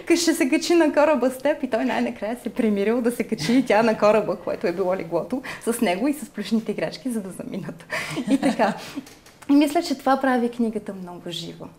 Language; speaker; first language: Bulgarian; early bilingual, heritage; Bulgarian